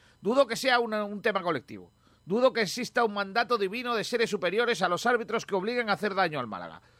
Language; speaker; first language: Spanish; native; Spanish